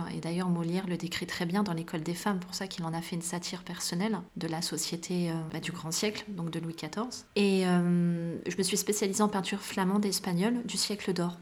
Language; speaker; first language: French; early bilingual, other home language; Arabic